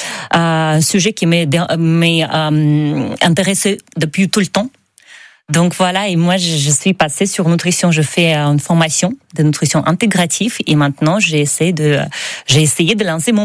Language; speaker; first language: French; non-native, learner; Russian